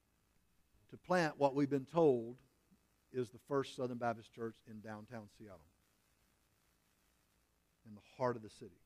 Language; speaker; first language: English; native; English